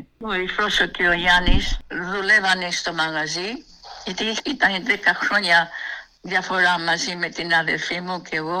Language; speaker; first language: Greek; early bilingual, heritage; Greek